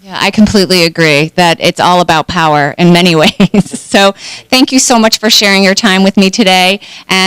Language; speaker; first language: English; native; English